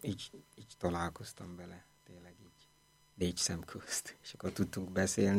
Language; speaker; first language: Hungarian; non-native, fluent; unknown